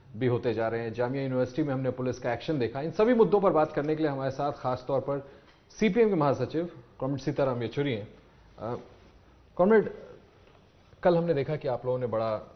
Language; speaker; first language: Hindi; native; Hindi